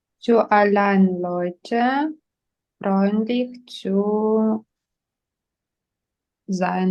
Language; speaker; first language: German; non-native, learner; Ukrainian